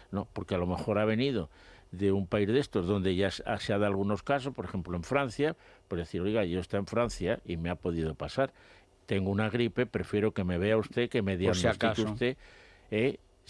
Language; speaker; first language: Spanish; native; Spanish